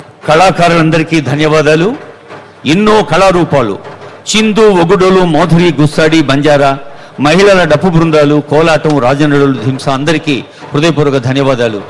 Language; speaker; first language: Telugu; native; Telugu